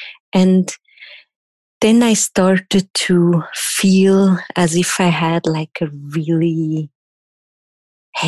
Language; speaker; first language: English; non-native, fluent; German